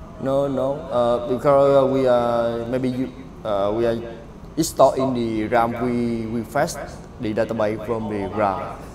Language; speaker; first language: English; non-native, learner; Vietnamese